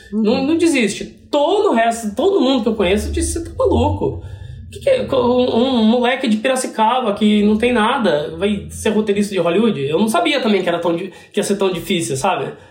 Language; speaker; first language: Portuguese; native; Portuguese